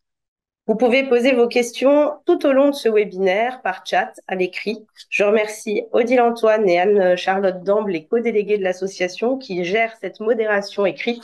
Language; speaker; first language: French; native; French